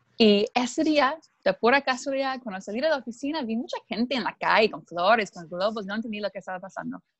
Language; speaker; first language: Spanish; non-native, fluent; English